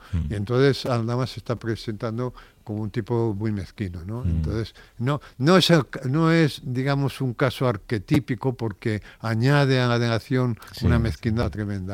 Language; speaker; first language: Spanish; native; Spanish